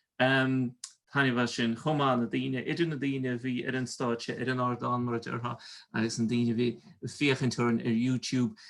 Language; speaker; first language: Irish; native; Irish